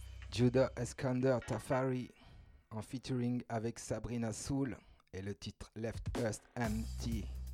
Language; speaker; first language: French; native; French